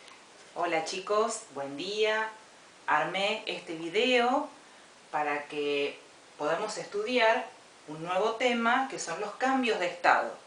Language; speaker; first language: Spanish; native; Spanish